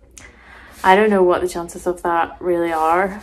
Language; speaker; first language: English; native; English